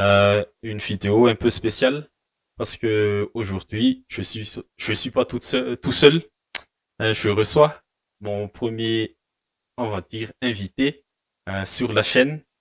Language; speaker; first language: French; non-native, local second language; Malagasy